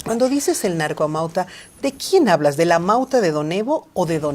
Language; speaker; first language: Spanish; native; Spanish